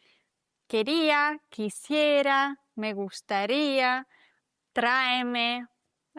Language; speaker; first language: Spanish; non-native, fluent; German